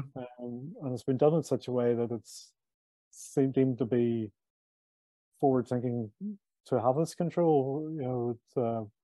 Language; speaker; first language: English; native; English